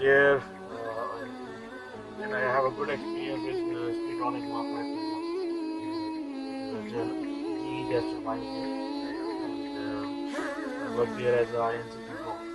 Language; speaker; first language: English; non-native, fluent; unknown